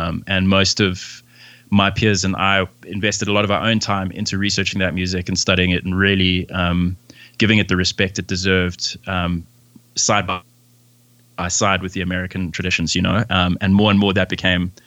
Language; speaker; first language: English; native; English